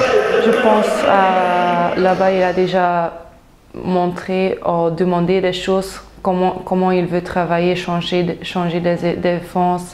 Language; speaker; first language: French; non-native, local second language; Dutch